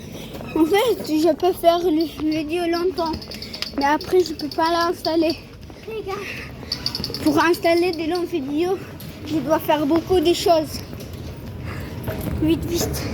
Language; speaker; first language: French; non-native, learner; Arabic